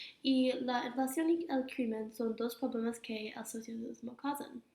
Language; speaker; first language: Spanish; non-native, learner; English